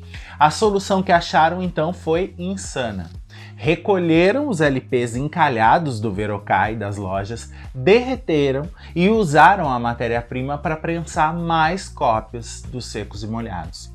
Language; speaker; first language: Portuguese; native; Portuguese